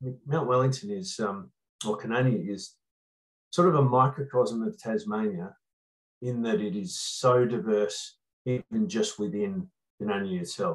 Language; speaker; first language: English; native; English